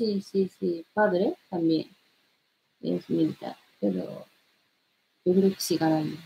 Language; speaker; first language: Spanish; non-native, learner; Japanese